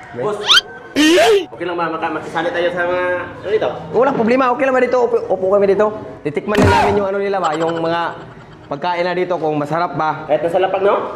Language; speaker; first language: Filipino; non-native, local second language; Cebuano